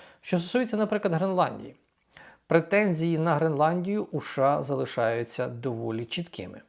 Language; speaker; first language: Ukrainian; native; Ukrainian